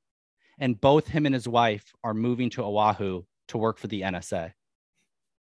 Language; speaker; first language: English; native; English